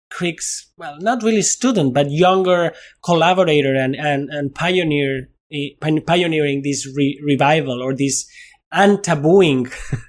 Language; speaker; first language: English; non-native, fluent; Spanish